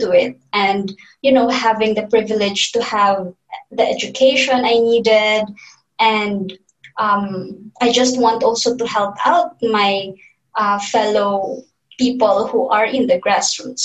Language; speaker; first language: English; non-native, local second language; Cebuano